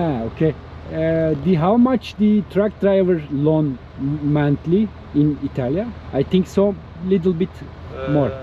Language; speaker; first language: English; non-native, learner; Turkish